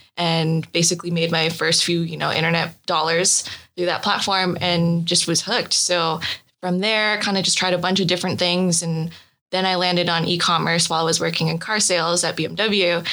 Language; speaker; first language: English; native; English